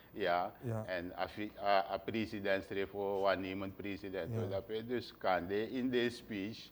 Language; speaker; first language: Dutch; non-native, local second language; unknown